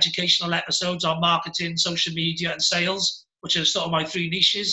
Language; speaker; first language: English; native; English